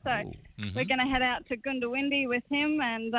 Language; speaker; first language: English; native; English